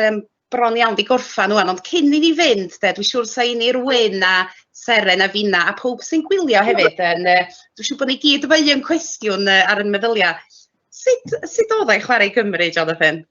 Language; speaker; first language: Welsh; native; Welsh